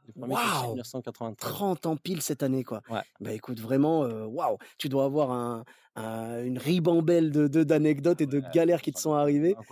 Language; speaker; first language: French; native; French